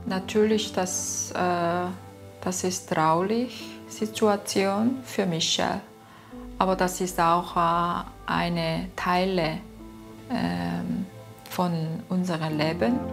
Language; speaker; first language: German; non-native, learner; Korean